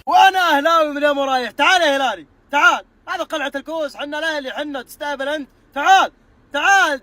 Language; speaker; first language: Arabic; native; Arabic